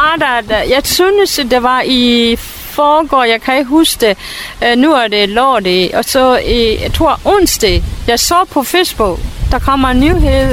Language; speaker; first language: Danish; non-native, fluent; Burmese